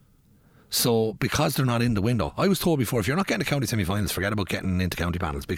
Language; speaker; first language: English; native; English